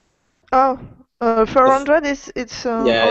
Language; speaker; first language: English; non-native, learner; French